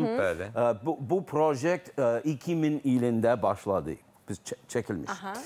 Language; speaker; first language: Azerbaijani; non-native, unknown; English